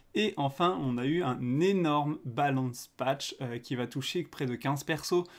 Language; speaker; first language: French; native; French